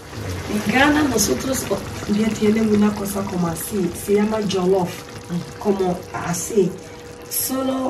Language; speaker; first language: Spanish; non-native, learner; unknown